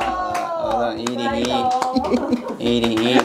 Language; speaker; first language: Chinese; non-native, learner; Japanese